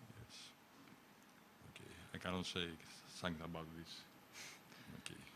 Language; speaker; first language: English; non-native, learner; Greek